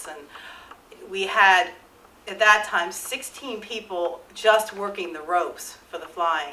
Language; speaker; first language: English; native; English